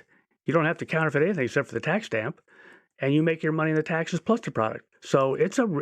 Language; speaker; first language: English; native; English